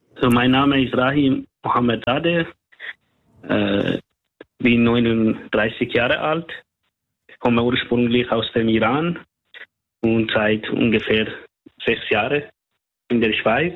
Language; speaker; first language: German; non-native, fluent; Persian